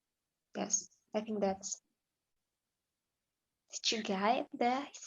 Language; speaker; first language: English; non-native, learner; Indonesian